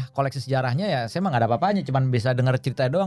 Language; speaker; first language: Indonesian; native; Indonesian